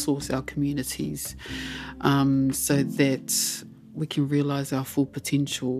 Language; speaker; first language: English; non-native, local second language; Māori